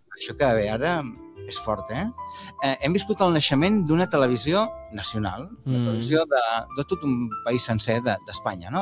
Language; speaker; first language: Catalan; native; Catalan